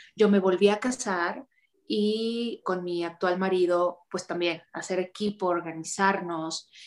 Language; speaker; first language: Spanish; native; Spanish